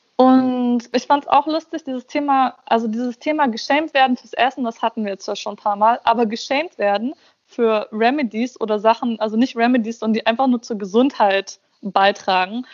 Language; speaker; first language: German; early bilingual, other home language; Persian